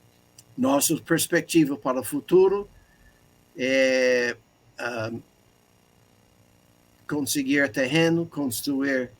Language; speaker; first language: Portuguese; non-native, fluent; English